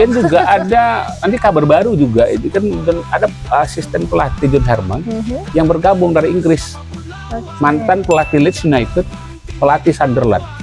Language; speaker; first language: Indonesian; native; Indonesian